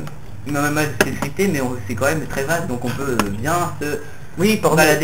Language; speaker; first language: French; native; French